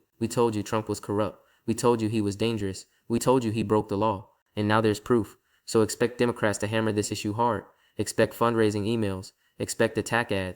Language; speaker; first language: English; native; English